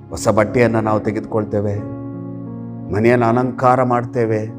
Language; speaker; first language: Kannada; native; Kannada